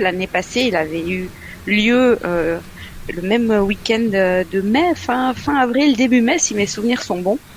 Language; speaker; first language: French; native; French